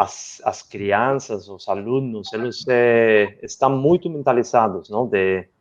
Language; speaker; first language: Portuguese; non-native, learner; Spanish